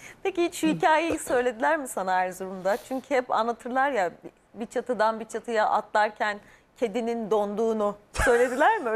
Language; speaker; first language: Turkish; native; Turkish